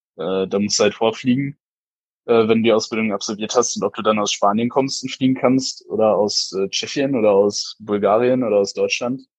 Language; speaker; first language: German; native; German